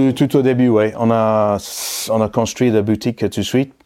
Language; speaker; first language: French; non-native, fluent; English